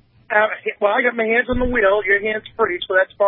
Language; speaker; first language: English; native; English